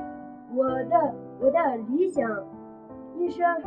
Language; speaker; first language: Chinese; non-native, local second language; Tibetan